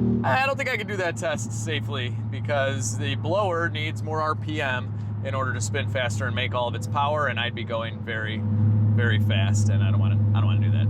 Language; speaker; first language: English; native; English